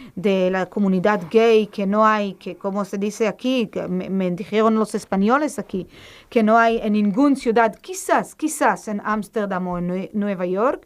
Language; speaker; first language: Spanish; non-native, fluent; Hebrew